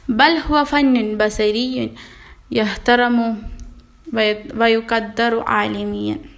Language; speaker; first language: Arabic; non-native, learner; Malayalam